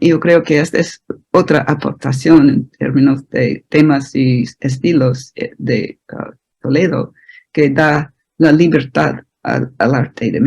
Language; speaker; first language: Spanish; non-native, fluent; English